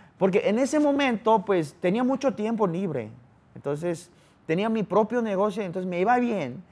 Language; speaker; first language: Spanish; early bilingual, other home language; Korean